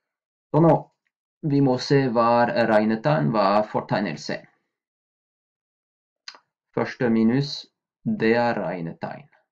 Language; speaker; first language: Norwegian; non-native, fluent; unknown